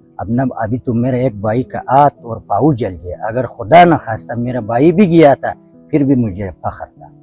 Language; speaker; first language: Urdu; non-native, local second language; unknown